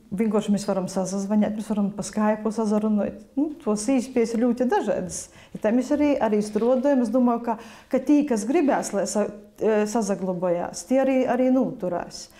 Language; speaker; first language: Latvian; native; Latvian